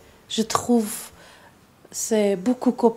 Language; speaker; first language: French; non-native, learner; Armenian